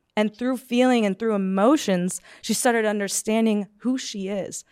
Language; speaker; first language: English; native; English